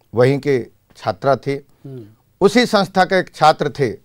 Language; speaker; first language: Hindi; native; Hindi